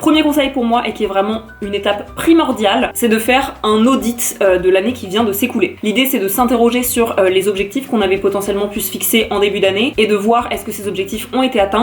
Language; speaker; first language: French; native; French